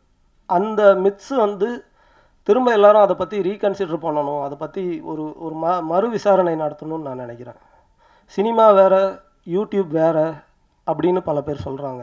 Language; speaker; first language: Tamil; native; Tamil